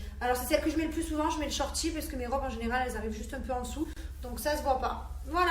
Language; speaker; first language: French; native; French